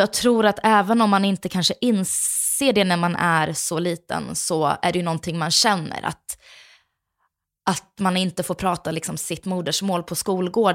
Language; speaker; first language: Swedish; native; Swedish